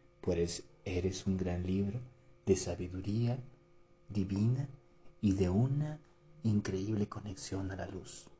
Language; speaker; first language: Spanish; native; Spanish